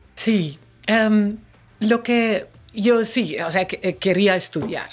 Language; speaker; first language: Spanish; non-native, fluent; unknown